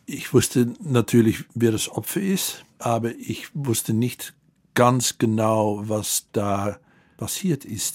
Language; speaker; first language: German; non-native, fluent; Dutch